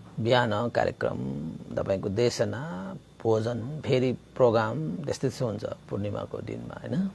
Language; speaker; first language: Nepali; non-native, local second language; Newari